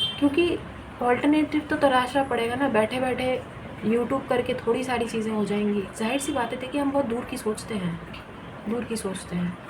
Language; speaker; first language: Hindi; non-native, local second language; Bangla